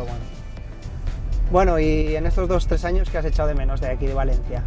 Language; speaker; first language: Spanish; native; Spanish